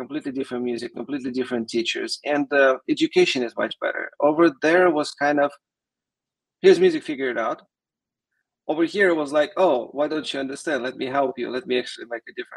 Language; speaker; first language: English; non-native, fluent; Russian